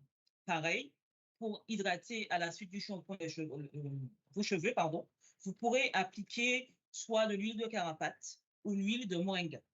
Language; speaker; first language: French; native; French